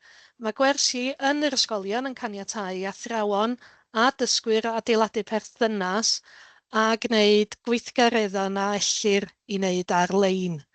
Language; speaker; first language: Welsh; native; Welsh